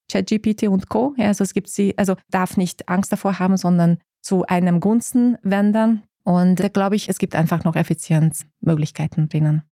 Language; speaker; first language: German; non-native, fluent; Hungarian